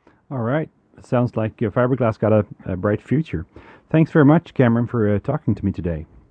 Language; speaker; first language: English; non-native, fluent; Swedish